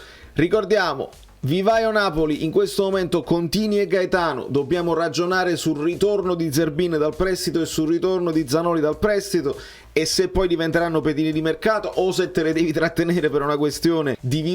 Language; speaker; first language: Italian; native; Italian